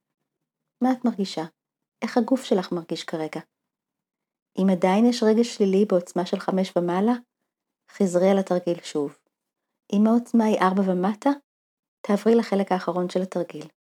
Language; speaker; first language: Hebrew; native; Hebrew